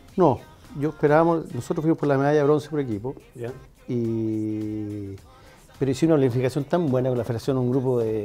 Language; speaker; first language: Spanish; native; Spanish